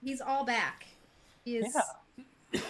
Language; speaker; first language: English; native; English